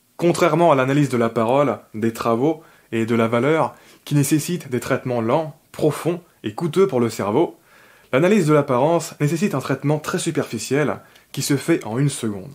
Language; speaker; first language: French; native; French